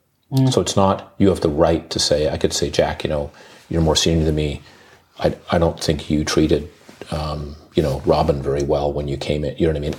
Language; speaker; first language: English; native; English